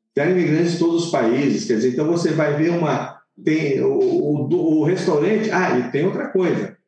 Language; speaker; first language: Portuguese; non-native, fluent; Italian